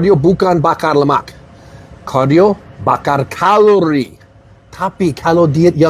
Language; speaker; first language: Indonesian; non-native, learner; English